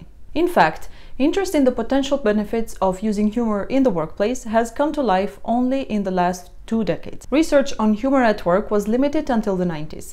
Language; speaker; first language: English; non-native, fluent; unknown